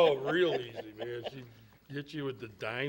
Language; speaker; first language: English; native; English